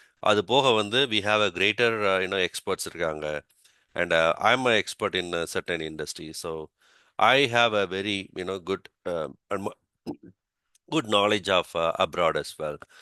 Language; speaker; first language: English; non-native, local second language; Tamil